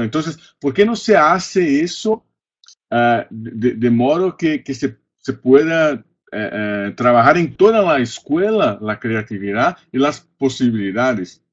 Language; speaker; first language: Spanish; non-native, fluent; Portuguese